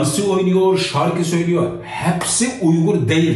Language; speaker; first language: Turkish; non-native, learner; Uyghur